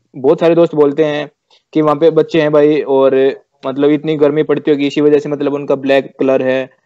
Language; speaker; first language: Hindi; native; Hindi